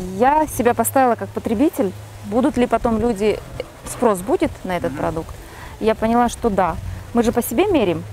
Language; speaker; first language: Russian; non-native, local second language; Kazakh